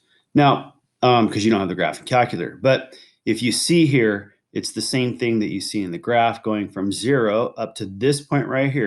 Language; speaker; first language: English; native; English